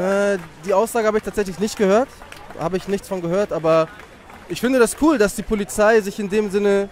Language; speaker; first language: German; native; German